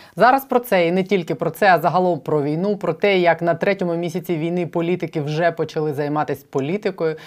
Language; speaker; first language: Ukrainian; native; Ukrainian